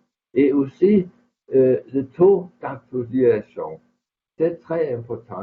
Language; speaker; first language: French; non-native, fluent; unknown